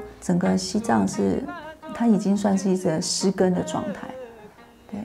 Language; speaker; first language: Chinese; native; Chinese